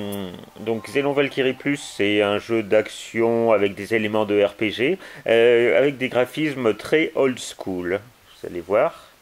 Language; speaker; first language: French; native; French